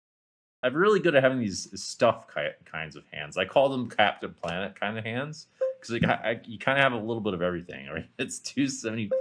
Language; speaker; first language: English; native; English